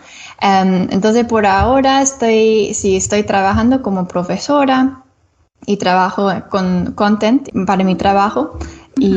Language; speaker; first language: Spanish; non-native, learner; English